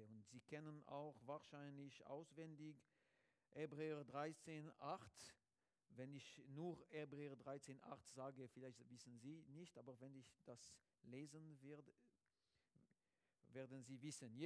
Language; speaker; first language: German; non-native, learner; French